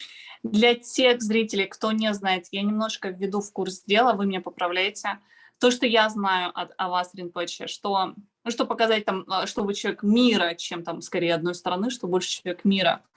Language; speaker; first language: Russian; native; Russian